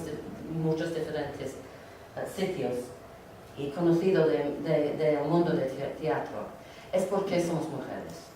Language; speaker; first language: Spanish; non-native, learner; English